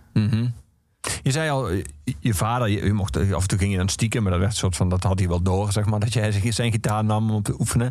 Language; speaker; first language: Dutch; native; Dutch